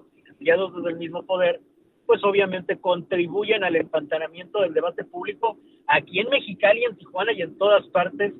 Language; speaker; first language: Spanish; native; Spanish